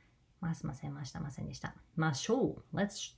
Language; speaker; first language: Japanese; non-native, fluent; English